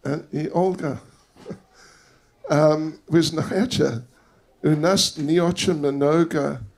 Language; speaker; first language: Russian; non-native, learner; English